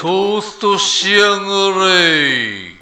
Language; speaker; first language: Japanese; native; Japanese